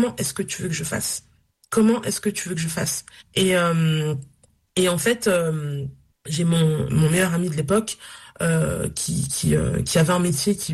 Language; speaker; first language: French; native; French